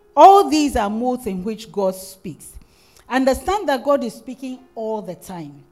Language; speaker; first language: English; non-native, local second language; Akan